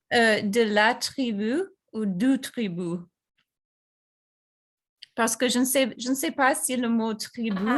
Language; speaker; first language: French; non-native, fluent; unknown